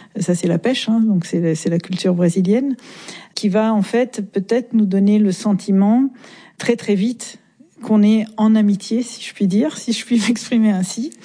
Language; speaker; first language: French; native; French